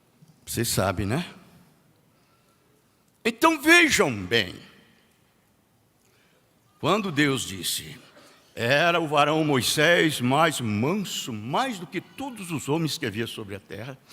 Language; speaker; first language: Portuguese; native; Portuguese